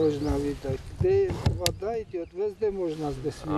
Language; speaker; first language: Russian; non-native, fluent; Georgian